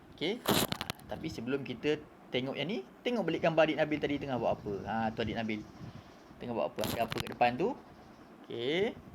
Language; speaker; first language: Malay; native; Malay